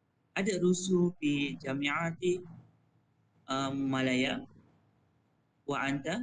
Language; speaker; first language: Arabic; non-native, learner; Indonesian